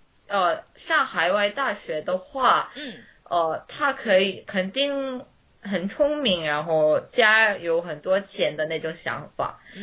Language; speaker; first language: Chinese; non-native, learner; Korean